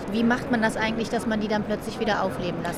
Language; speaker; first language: German; native; German